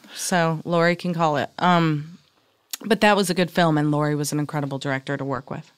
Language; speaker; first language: English; native; English